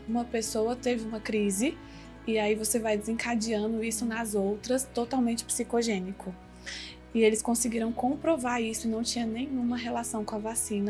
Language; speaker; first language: Portuguese; native; Portuguese